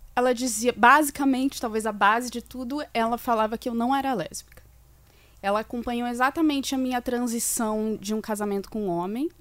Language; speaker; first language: Portuguese; native; Portuguese